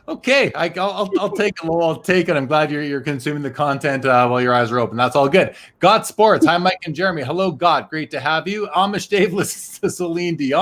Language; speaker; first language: English; native; English